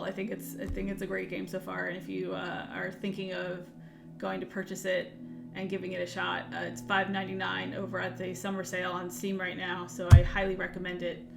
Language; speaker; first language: English; native; English